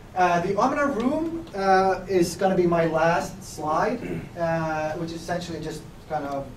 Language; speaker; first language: English; non-native, fluent; Finnish